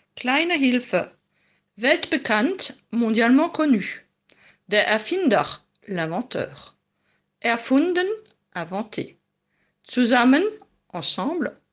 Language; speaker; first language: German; non-native, fluent; French